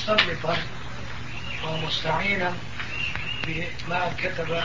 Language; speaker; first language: Arabic; non-native, fluent; Turkish